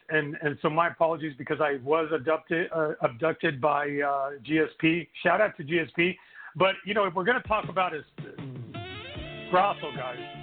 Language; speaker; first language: English; native; English